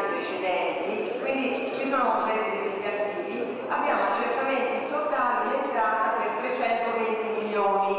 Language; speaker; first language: Italian; native; Italian